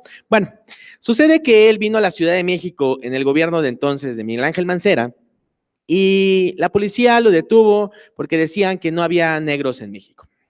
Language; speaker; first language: Spanish; native; Spanish